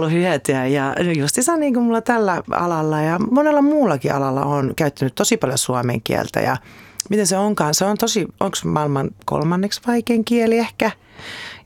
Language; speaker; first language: Finnish; early bilingual, heritage; Finnish